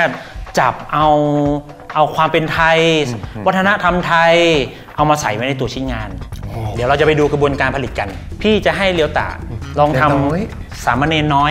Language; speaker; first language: Thai; native; Thai